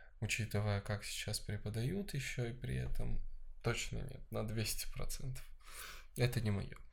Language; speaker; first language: Russian; early bilingual, other home language; Armenian